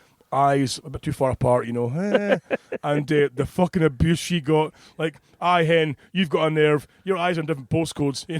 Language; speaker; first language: English; native; English